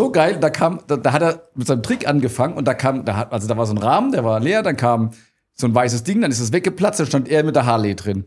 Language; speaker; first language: German; native; German